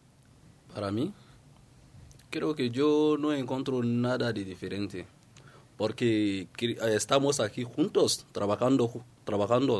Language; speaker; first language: Spanish; non-native, learner; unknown